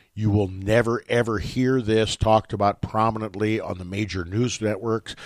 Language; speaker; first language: English; native; English